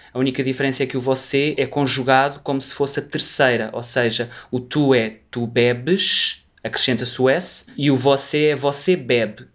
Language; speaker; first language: Portuguese; native; Portuguese